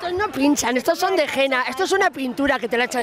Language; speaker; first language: Spanish; native; Spanish